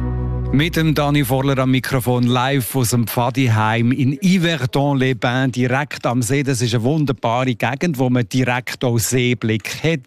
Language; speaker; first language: German; native; German